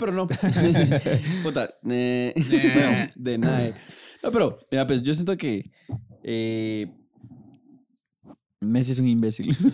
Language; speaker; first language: Spanish; native; Spanish